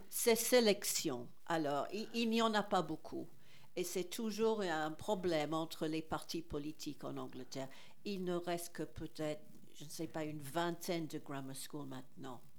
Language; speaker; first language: French; non-native, fluent; English